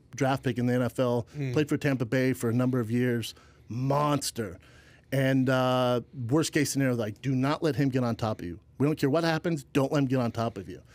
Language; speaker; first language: English; native; English